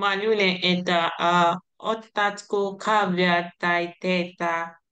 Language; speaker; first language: Finnish; non-native, learner; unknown